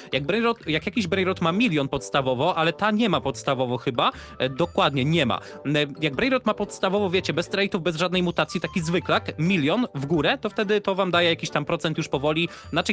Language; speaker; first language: Polish; native; Polish